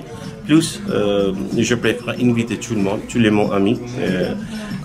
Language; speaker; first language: French; non-native, learner; Bangla